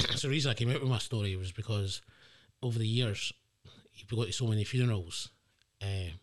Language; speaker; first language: English; native; English